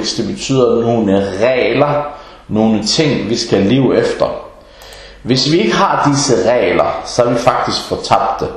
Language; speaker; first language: Danish; early bilingual, other home language; Arabic